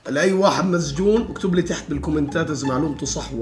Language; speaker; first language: Arabic; native; Arabic